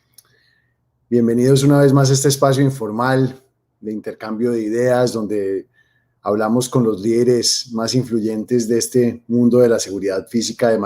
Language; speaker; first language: Spanish; native; Spanish